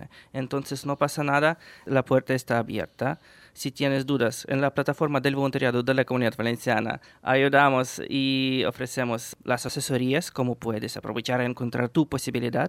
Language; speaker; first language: Spanish; non-native, fluent; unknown